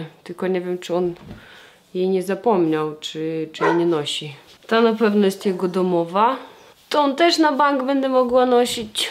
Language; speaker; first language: Polish; non-native, fluent; Russian